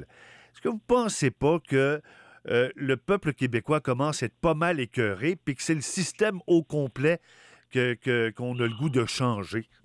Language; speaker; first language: French; native; French